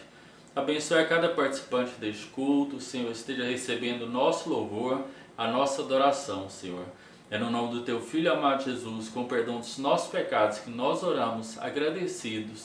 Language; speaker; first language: Portuguese; native; Portuguese